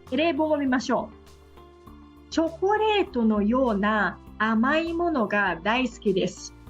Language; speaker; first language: Japanese; non-native, fluent; Portuguese